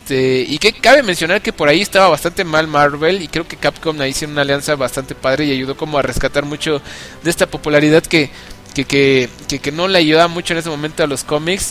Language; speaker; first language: Spanish; native; Spanish